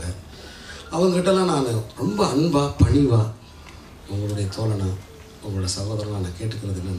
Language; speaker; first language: Tamil; native; Tamil